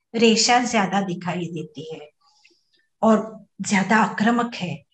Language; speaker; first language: Hindi; non-native, local second language; Marathi